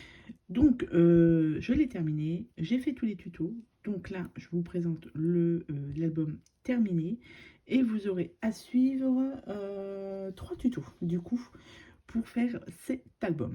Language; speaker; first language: French; native; French